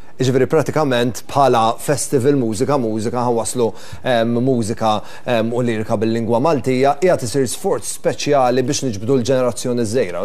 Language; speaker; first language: Maltese; native; Maltese